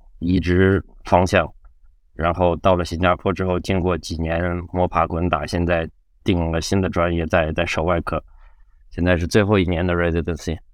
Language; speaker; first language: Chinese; native; Chinese